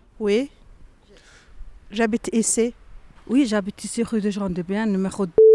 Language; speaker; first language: French; non-native, learner; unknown